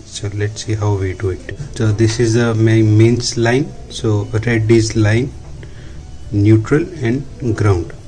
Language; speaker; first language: English; non-native, local second language; Hindi